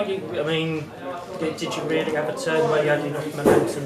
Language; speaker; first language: English; native; English